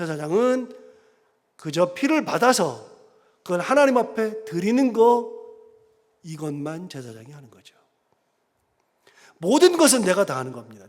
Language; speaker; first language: Korean; native; Korean